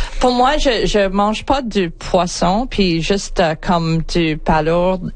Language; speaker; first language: French; non-native, local second language; English